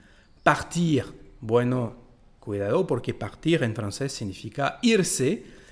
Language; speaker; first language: Spanish; non-native, fluent; French